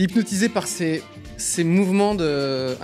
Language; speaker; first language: French; native; French